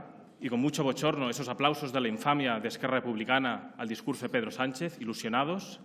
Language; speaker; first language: Spanish; native; Spanish